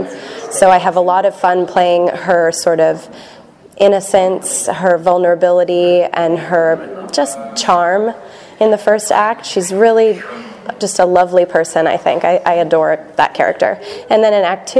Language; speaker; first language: English; native; English